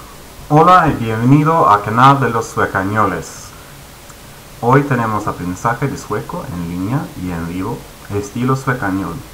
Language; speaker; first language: Spanish; non-native, fluent; Swedish